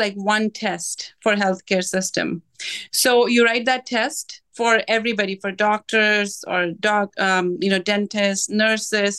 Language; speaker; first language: English; non-native, local second language; Punjabi